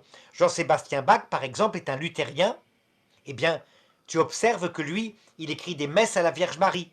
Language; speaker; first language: French; native; French